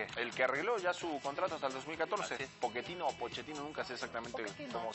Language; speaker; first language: Spanish; native; Spanish